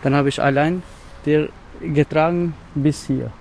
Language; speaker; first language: German; non-native, learner; Albanian